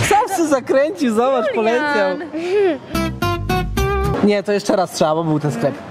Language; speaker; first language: Polish; native; Polish